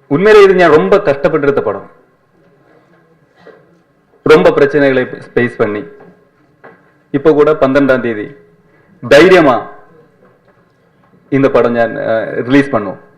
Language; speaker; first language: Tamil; non-native, learner; Malayalam